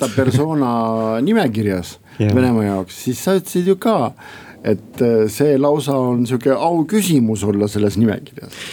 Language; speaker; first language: Estonian; non-native, local second language; Russian